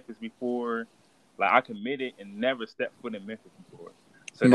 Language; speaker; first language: English; native; English